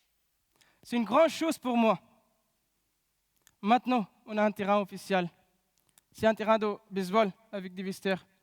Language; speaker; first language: French; non-native, learner; Pashto